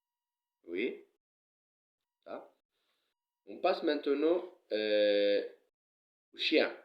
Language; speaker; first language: French; non-native, local second language; Arabic